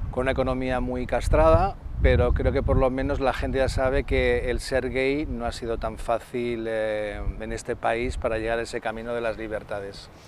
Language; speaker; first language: Spanish; native; Spanish